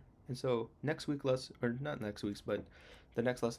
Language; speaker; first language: English; native; English